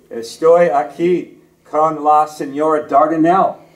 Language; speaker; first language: Spanish; non-native, learner; English